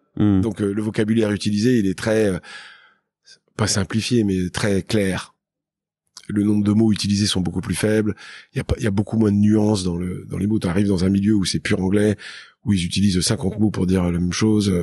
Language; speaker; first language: French; native; French